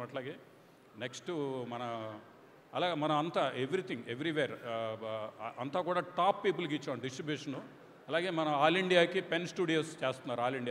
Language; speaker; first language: Telugu; native; Telugu